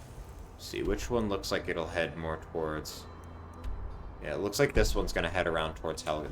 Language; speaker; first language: English; native; English